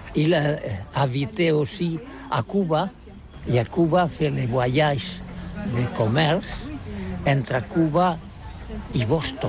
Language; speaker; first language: French; non-native, learner; Catalan